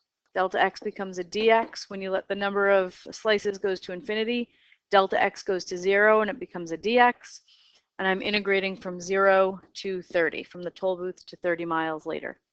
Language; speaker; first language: English; native; English